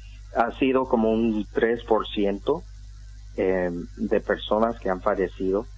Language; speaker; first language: Spanish; non-native, fluent; English